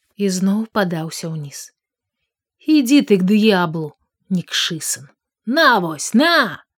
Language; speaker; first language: Belarusian; native; Belarusian